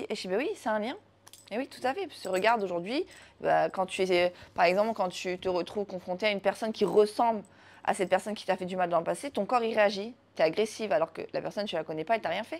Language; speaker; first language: French; native; French